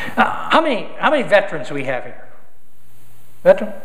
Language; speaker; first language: English; native; English